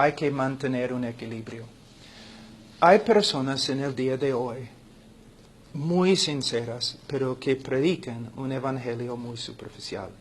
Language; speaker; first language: Spanish; non-native, fluent; English